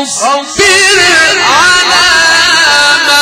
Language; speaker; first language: Arabic; native; Arabic